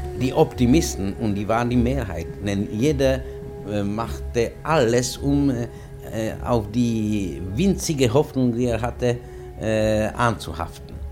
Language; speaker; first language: German; non-native, fluent; Czech